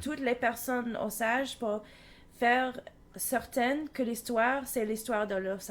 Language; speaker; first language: French; non-native, learner; English